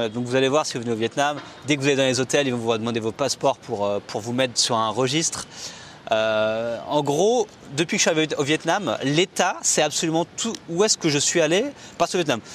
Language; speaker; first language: French; native; French